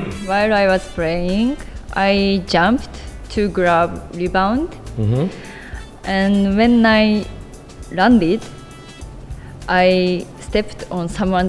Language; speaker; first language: English; non-native, learner; Japanese